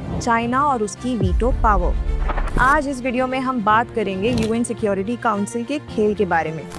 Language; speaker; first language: Hindi; native; Hindi